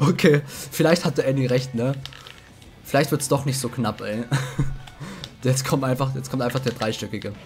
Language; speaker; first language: German; native; German